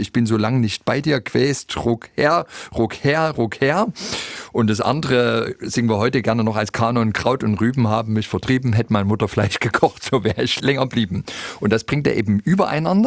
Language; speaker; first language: German; native; German